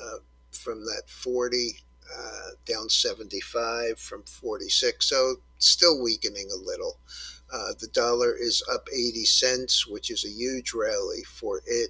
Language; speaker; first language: English; native; English